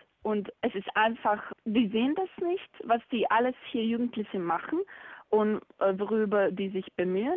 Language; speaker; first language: German; non-native, fluent; Bosnian